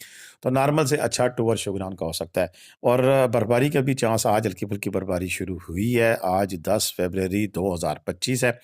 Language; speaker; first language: Hindi; non-native, local second language; Punjabi